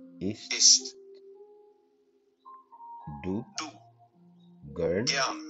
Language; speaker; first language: German; non-native, learner; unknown